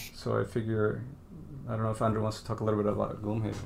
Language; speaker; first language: English; non-native, fluent; Spanish